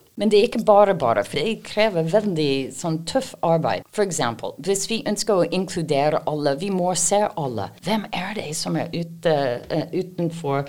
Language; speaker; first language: Norwegian; non-native, fluent; English